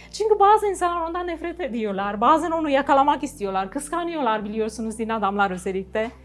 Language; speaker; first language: Turkish; non-native, fluent; Romanian